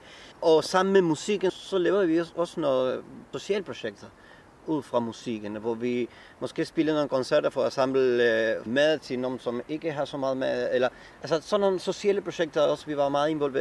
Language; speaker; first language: Danish; non-native, fluent; Spanish